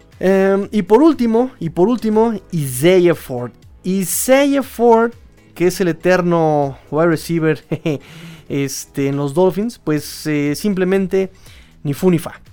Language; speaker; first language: Spanish; native; Spanish